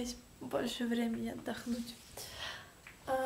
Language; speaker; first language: Russian; early bilingual, heritage; Russian